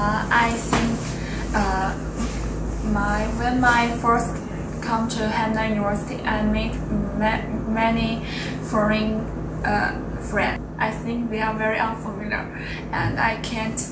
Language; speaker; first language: English; non-native, learner; Chinese